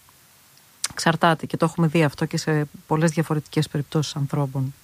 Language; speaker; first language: Greek; native; Greek